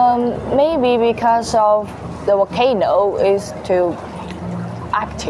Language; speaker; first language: English; non-native, learner; Chinese